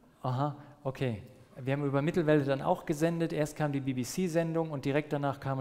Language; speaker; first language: German; non-native, fluent; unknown